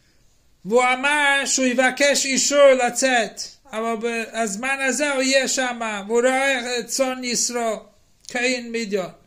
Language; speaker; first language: Hebrew; non-native, fluent; English